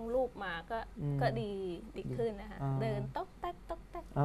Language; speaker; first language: Thai; non-native, fluent; Khmer